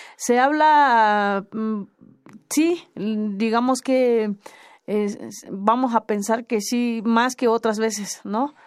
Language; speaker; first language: Spanish; non-native, local second language; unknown